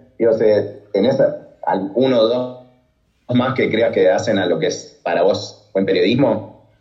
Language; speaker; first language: Spanish; native; Spanish